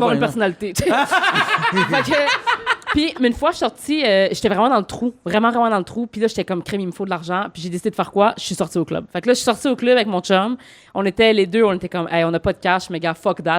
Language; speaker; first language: French; native; French